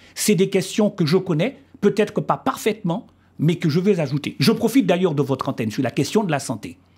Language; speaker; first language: French; native; French